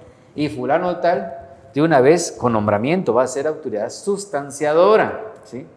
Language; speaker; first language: Spanish; native; Spanish